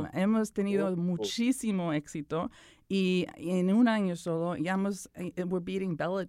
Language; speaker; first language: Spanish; early bilingual, other home language; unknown